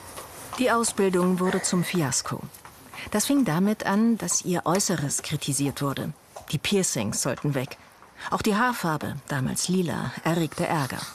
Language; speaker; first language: German; native; German